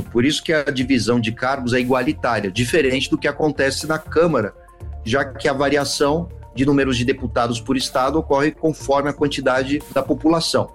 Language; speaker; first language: Portuguese; native; Portuguese